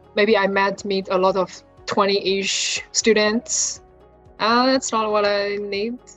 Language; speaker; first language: English; non-native, fluent; Chinese